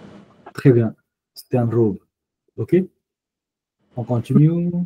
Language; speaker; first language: French; non-native, fluent; Hindi